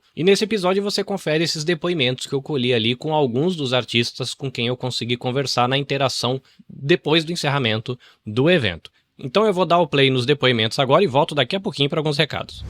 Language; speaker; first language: Portuguese; native; Portuguese